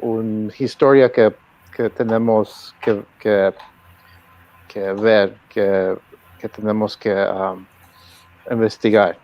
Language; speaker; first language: Spanish; early bilingual, heritage; Spanish